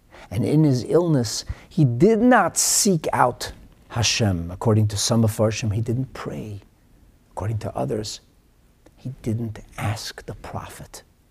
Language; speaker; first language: English; early bilingual, other home language; German